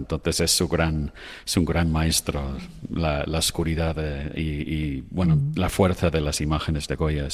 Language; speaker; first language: Spanish; non-native, fluent; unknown